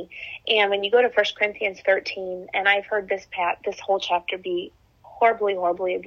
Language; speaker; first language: English; native; English